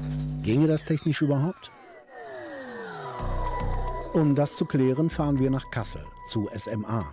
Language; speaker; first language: German; native; German